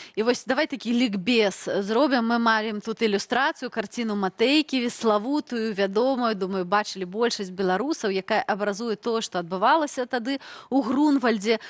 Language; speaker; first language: Belarusian; native; Belarusian